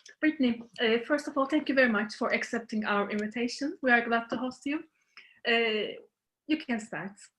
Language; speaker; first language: English; non-native, fluent; Turkish